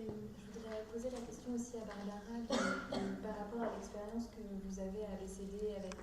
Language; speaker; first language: French; native; French